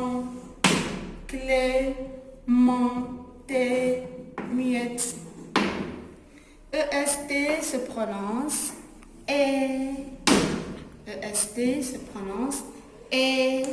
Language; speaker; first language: French; non-native, local second language; Arabic